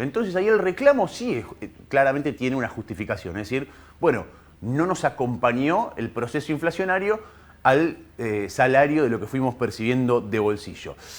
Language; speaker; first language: Spanish; native; Spanish